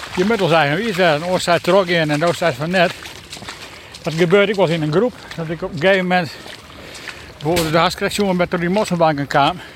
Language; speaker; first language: Dutch; native; Dutch